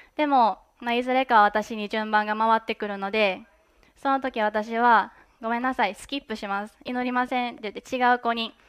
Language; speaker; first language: Japanese; native; Japanese